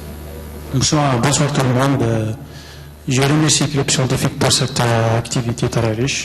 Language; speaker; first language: French; non-native, local second language; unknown